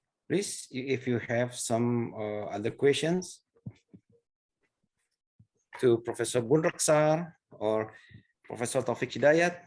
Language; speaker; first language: English; non-native, fluent; Indonesian